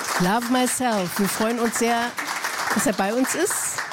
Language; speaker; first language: German; native; German